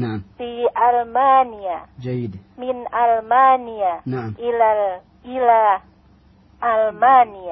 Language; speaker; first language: Arabic; non-native, learner; Indonesian